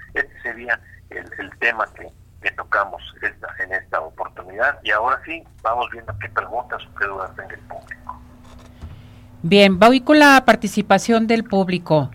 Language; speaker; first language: Spanish; native; Spanish